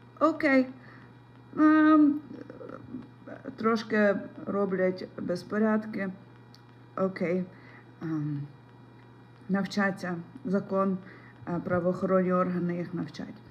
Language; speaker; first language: Ukrainian; non-native, local second language; Russian